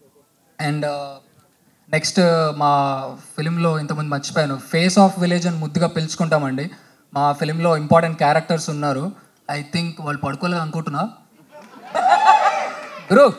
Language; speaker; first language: Telugu; native; Telugu